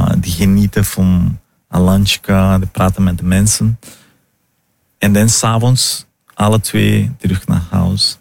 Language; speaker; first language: Dutch; non-native, learner; Portuguese